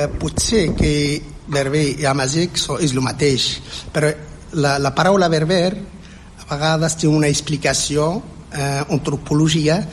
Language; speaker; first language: Catalan; non-native, learner; Central Atlas Tamazight